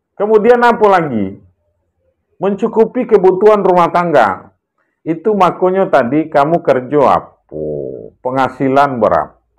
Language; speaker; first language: Indonesian; non-native, local second language; Minangkabau